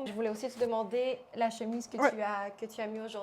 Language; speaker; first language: French; non-native, fluent; Bulgarian